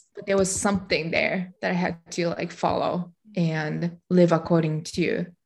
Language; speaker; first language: English; non-native, fluent; Japanese